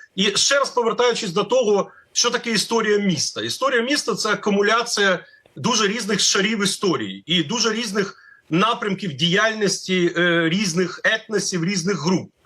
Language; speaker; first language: Ukrainian; native; Ukrainian